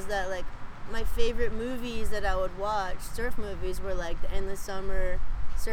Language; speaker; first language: English; native; English